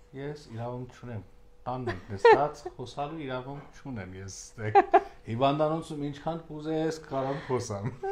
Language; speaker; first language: Armenian; non-native, fluent; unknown